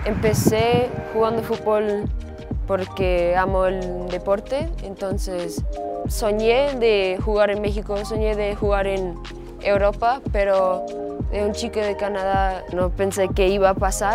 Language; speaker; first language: Spanish; early bilingual, heritage; English